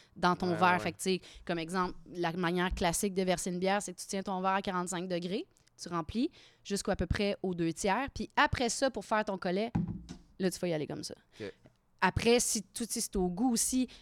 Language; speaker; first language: French; native; French